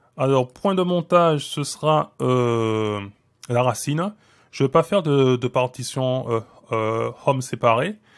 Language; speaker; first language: French; native; French